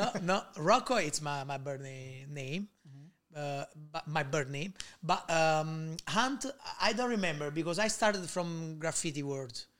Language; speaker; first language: English; non-native, learner; Italian